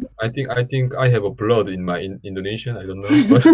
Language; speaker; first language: English; non-native, learner; Korean